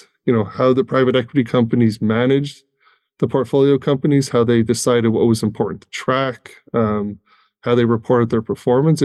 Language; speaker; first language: English; native; English